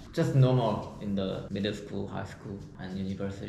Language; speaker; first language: English; non-native, learner; Korean